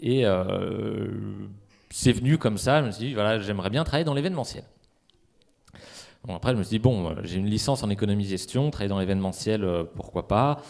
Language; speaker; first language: French; native; French